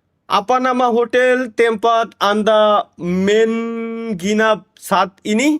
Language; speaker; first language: Indonesian; non-native, learner; Bangla